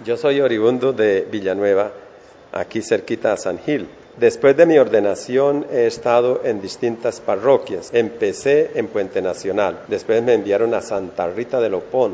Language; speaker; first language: Spanish; native; Spanish